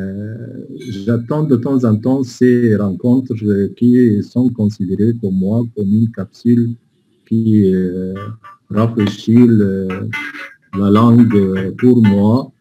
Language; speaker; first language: French; non-native, fluent; Arabic